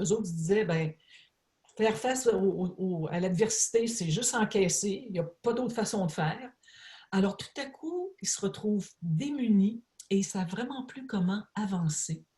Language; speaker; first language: French; native; French